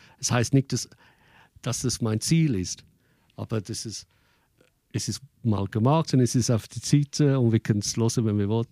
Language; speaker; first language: German; non-native, fluent; English